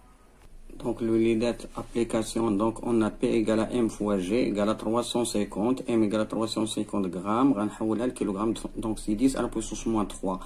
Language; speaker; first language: French; non-native, local second language; Arabic